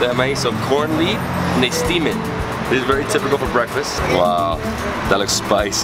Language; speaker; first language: English; early bilingual, other home language; Spanish